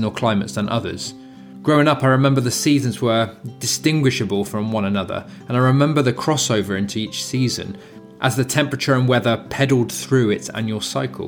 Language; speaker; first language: English; native; English